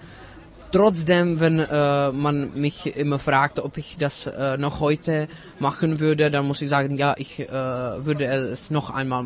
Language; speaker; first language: German; non-native, fluent; Czech